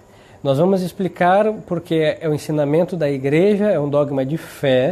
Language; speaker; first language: Portuguese; native; Portuguese